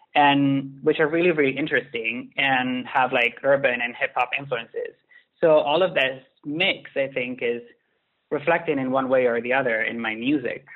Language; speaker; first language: English; non-native, fluent; Italian